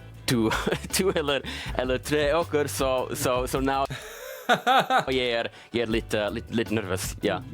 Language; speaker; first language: Norwegian; non-native, learner; English